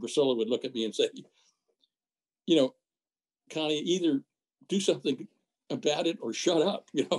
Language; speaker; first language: English; native; English